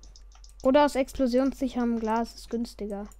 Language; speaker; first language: German; native; German